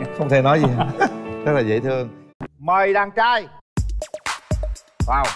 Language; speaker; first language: Vietnamese; native; Vietnamese